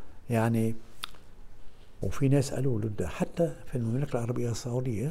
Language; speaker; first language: Arabic; non-native, fluent; German